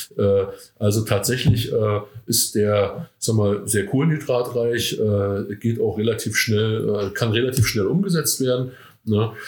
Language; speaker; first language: German; native; German